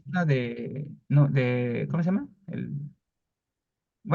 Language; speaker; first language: Spanish; native; Spanish